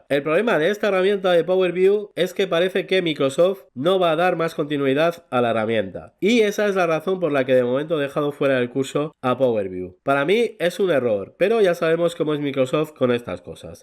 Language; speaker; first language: Spanish; native; Spanish